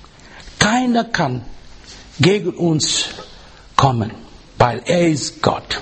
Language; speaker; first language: German; non-native, learner; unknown